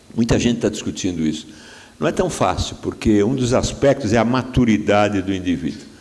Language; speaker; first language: Portuguese; native; Portuguese